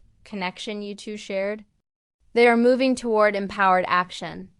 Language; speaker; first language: English; native; English